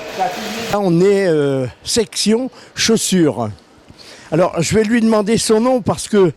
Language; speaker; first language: French; native; French